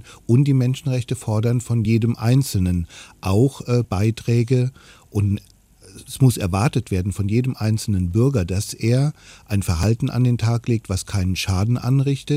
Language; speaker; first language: German; native; German